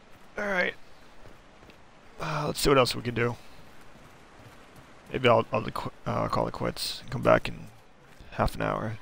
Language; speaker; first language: English; native; English